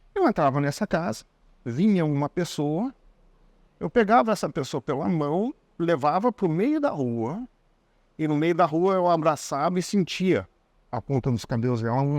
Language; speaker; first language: Portuguese; non-native, fluent; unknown